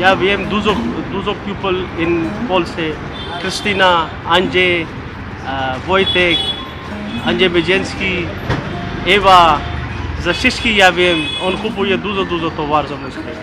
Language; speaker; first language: Polish; non-native, learner; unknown